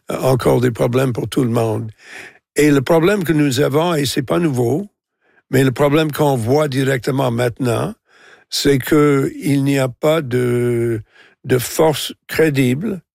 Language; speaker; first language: French; non-native, local second language; English